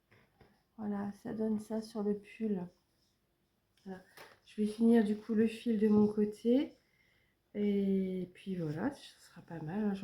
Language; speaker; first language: French; native; French